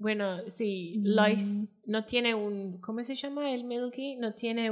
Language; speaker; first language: Spanish; non-native, fluent; Welsh